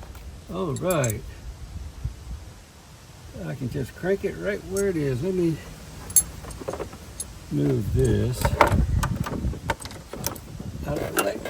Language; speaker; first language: English; native; English